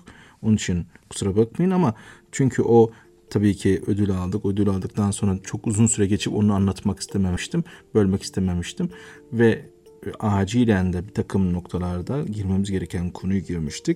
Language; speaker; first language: Turkish; native; Turkish